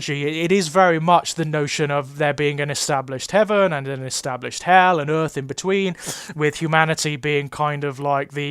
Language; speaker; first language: English; native; English